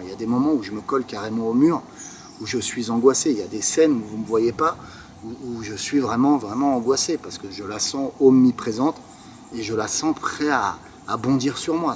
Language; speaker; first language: French; native; French